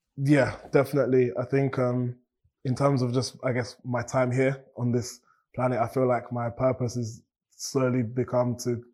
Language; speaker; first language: English; native; English